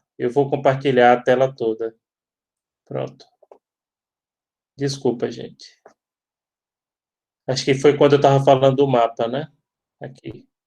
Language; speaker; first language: Portuguese; native; Portuguese